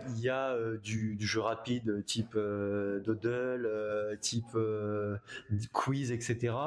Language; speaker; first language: French; native; French